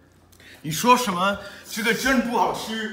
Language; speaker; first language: Chinese; non-native, learner; English